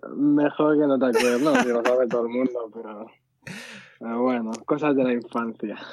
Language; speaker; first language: Spanish; early bilingual, other home language; Arabic